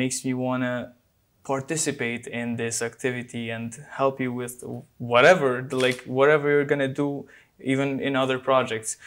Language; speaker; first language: English; non-native, fluent; Albanian